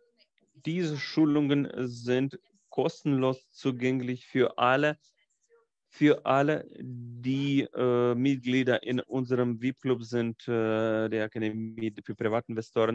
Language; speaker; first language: German; non-native, fluent; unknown